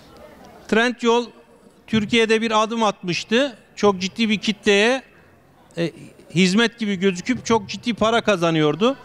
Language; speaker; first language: Turkish; native; Turkish